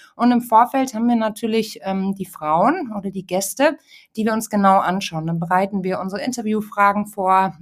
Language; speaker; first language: German; native; German